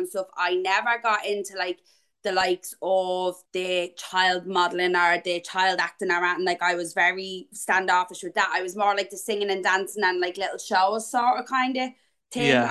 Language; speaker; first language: English; native; English